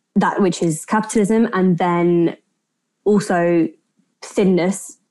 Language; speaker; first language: English; native; English